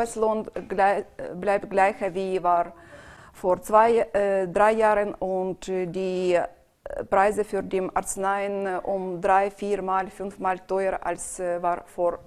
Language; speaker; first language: German; non-native, learner; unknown